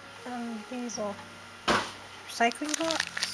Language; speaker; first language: English; native; English